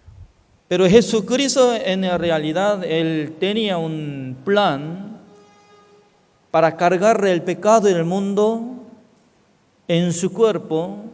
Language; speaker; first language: Spanish; non-native, fluent; Korean